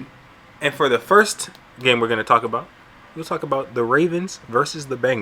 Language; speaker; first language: English; native; English